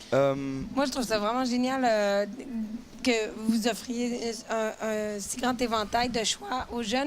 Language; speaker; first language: French; native; French